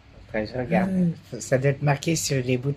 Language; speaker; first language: French; native; French